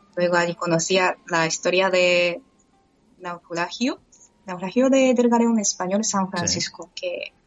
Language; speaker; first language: Spanish; non-native, fluent; Japanese